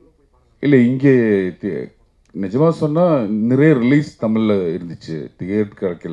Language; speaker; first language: Tamil; non-native, learner; Malayalam